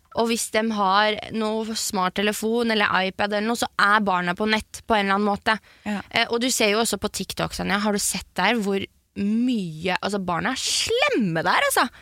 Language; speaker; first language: Norwegian; early bilingual, other home language; French